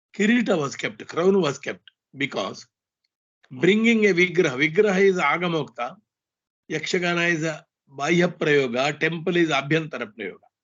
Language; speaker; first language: English; non-native, local second language; Kannada